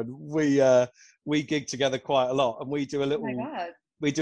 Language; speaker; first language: English; native; English